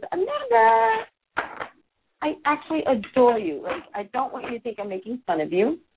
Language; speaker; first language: English; native; English